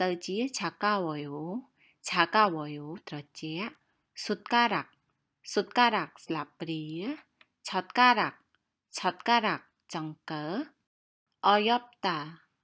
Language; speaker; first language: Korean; non-native, fluent; Khmer